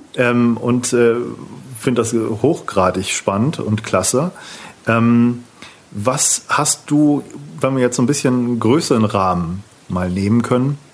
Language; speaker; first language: German; native; German